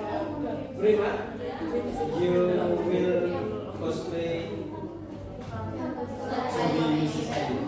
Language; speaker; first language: English; non-native, learner; Indonesian